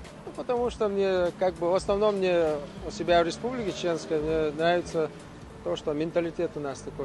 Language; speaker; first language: Russian; non-native, local second language; Chechen